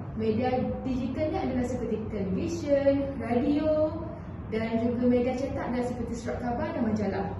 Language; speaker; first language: Malay; native; Malay